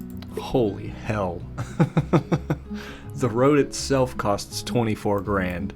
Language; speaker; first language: English; native; English